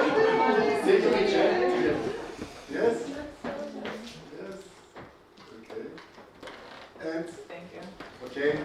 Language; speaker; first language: English; non-native, fluent; Turkish